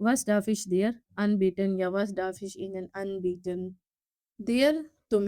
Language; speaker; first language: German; non-native, fluent; Urdu